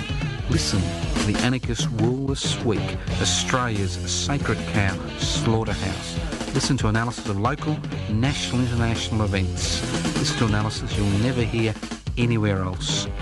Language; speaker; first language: English; native; English